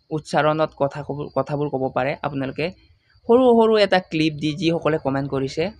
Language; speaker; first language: Assamese; non-native, local second language; Mising